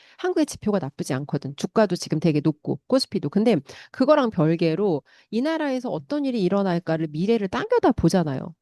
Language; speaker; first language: Korean; native; Korean